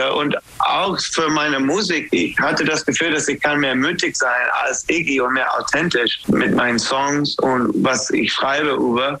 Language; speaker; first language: German; non-native, learner; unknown